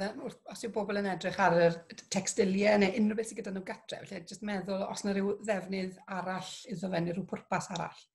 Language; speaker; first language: Welsh; native; Welsh